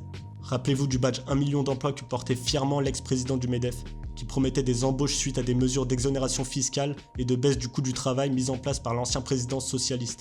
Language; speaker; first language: French; native; French